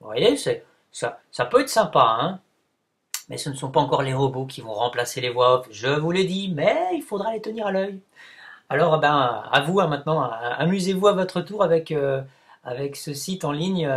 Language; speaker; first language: French; native; French